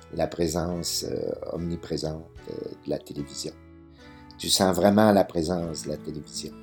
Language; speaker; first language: French; native; French